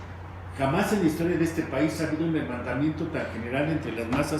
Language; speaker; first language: Spanish; native; Spanish